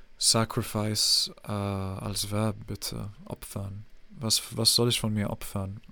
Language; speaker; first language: German; non-native, fluent; English